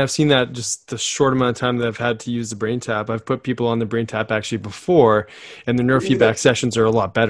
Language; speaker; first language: English; native; English